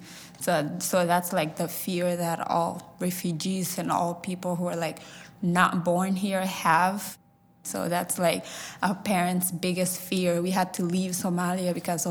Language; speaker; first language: English; early bilingual, other home language; Somali